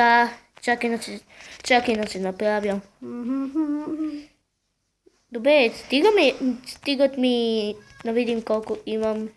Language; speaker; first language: Bulgarian; native; Bulgarian